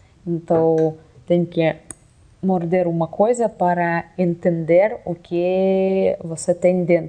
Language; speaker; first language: Portuguese; non-native, fluent; Russian